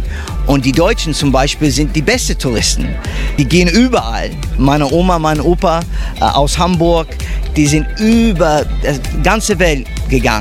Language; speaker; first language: German; early bilingual, heritage; English